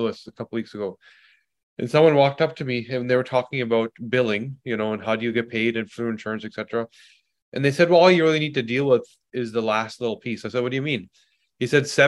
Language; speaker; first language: English; native; English